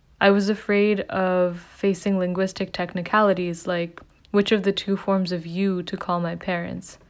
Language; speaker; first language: English; early bilingual, other home language; Hindi